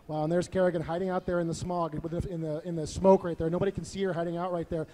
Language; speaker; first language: English; native; English